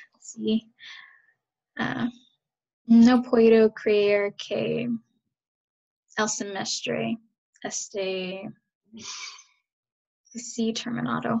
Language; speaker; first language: Spanish; non-native, learner; English